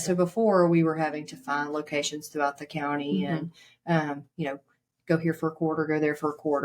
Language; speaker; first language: English; native; English